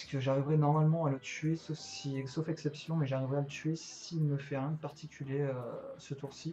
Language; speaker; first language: French; native; French